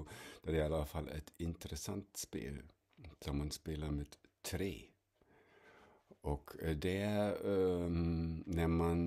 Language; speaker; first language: Swedish; non-native, fluent; German